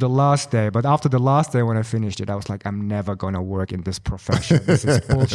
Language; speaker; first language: English; non-native, fluent; German